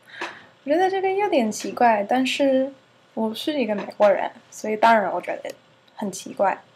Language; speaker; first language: Chinese; non-native, learner; English